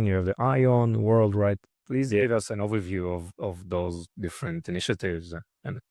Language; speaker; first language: English; non-native, fluent; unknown